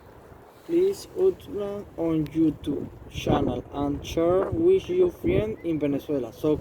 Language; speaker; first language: English; non-native, learner; Spanish